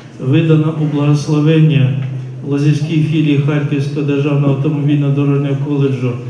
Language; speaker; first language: Ukrainian; native; Ukrainian